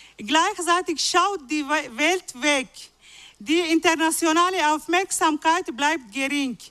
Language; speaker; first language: German; non-native, fluent; Arabic